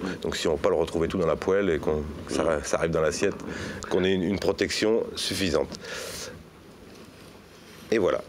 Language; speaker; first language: French; native; French